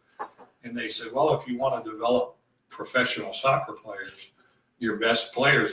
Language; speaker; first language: English; native; English